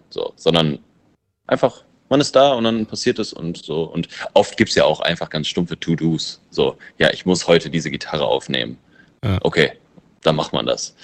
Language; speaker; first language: German; early bilingual, other home language; English